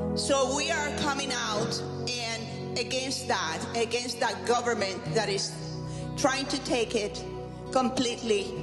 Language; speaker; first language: English; non-native, fluent; Spanish